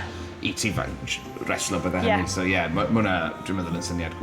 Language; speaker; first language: Welsh; native; Welsh